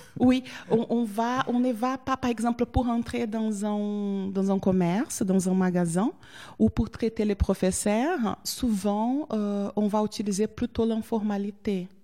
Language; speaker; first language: French; non-native, fluent; Portuguese